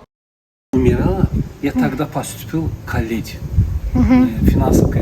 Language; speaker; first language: Russian; non-native, local second language; Azerbaijani